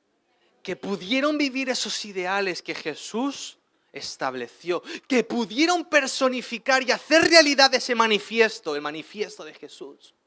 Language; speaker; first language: Spanish; native; Spanish